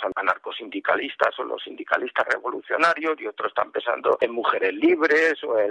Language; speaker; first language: Spanish; native; Spanish